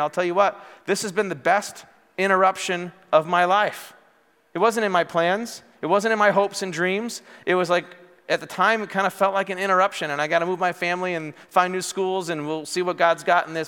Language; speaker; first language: English; native; English